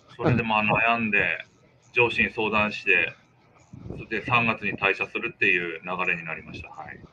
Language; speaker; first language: Japanese; native; Japanese